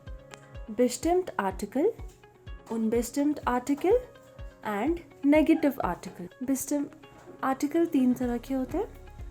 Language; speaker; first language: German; non-native, fluent; Hindi